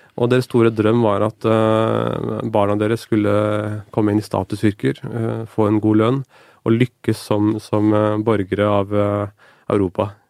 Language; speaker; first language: Norwegian; early bilingual, other home language; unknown